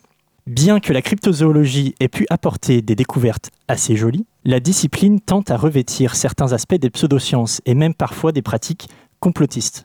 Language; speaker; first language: French; native; French